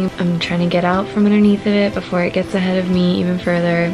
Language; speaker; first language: English; native; English